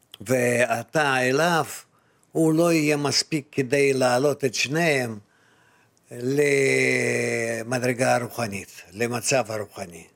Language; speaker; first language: Hebrew; non-native, fluent; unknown